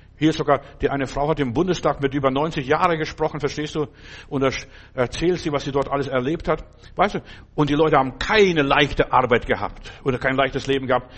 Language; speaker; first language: German; non-native, fluent; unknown